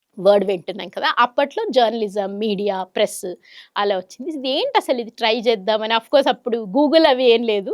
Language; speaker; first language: Telugu; non-native, local second language; Kannada